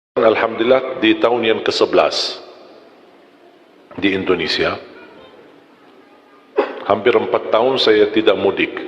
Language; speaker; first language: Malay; non-native, fluent; Arabic